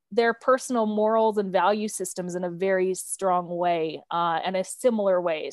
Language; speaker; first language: English; native; English